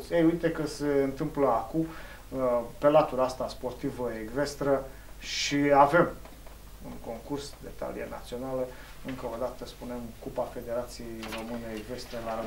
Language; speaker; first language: Romanian; native; Romanian